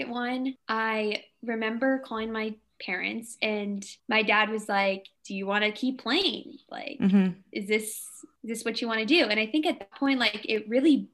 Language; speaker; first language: English; native; English